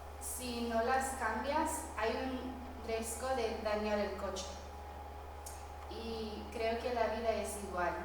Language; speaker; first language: Spanish; non-native, fluent; English